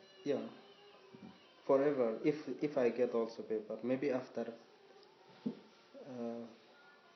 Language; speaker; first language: English; non-native, learner; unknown